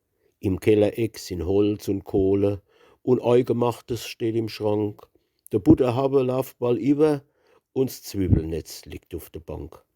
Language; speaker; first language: German; native; German